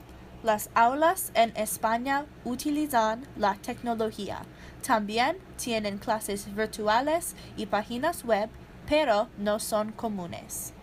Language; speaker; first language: Spanish; non-native, learner; English